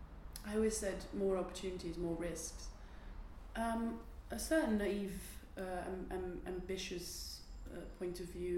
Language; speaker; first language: English; non-native, fluent; Dutch